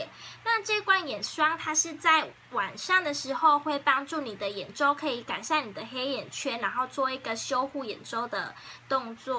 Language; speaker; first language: Chinese; native; Chinese